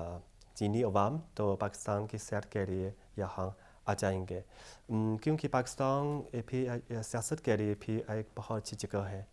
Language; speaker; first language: Hindi; non-native, fluent; Chinese